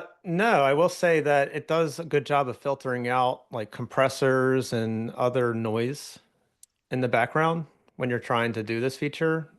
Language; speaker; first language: English; native; English